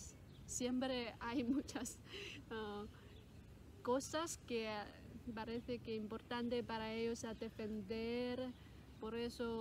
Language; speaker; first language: Spanish; non-native, fluent; Cantonese